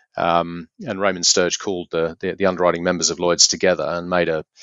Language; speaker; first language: English; native; English